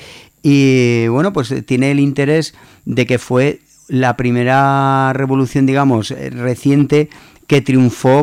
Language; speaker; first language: Spanish; native; Spanish